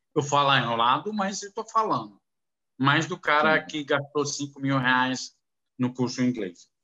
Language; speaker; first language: Portuguese; non-native, learner; Arabic